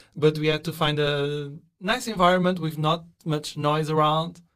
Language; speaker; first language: English; non-native, fluent; Portuguese